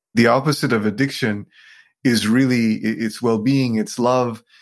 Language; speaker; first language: English; non-native, local second language; Sinhala